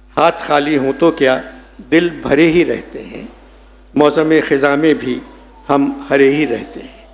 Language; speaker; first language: Urdu; native; Urdu